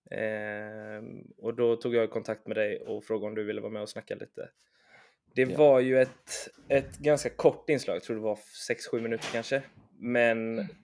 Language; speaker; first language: Swedish; native; Swedish